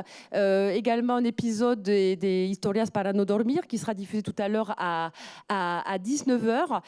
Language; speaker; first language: French; native; French